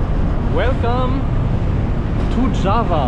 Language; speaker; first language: English; non-native, fluent; German